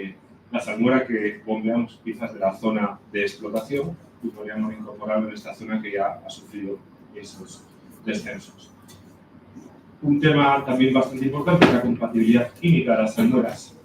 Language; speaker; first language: Spanish; native; Spanish